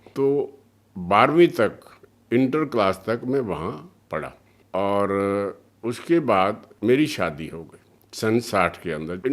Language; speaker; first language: Hindi; early bilingual, other home language; Punjabi